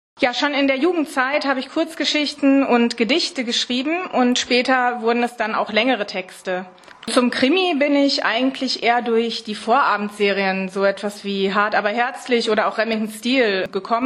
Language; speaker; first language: German; native; German